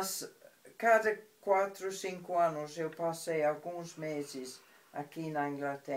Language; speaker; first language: Portuguese; non-native, fluent; English